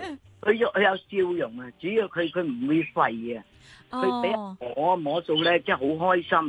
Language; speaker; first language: Cantonese; native; Cantonese